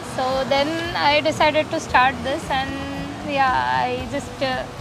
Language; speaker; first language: English; non-native, local second language; Gujarati